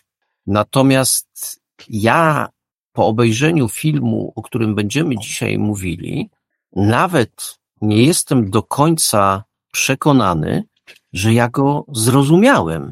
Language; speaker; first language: Polish; native; Polish